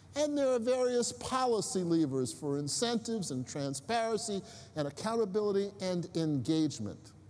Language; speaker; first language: English; native; English